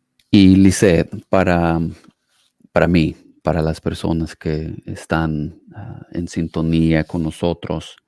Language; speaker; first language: Spanish; non-native, fluent; English